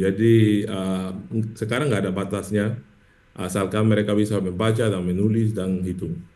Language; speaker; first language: Indonesian; non-native, fluent; English